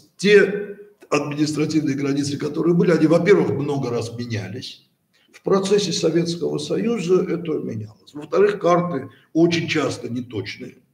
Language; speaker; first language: Russian; native; Russian